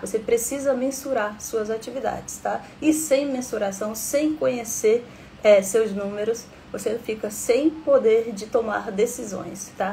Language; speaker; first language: Portuguese; native; Portuguese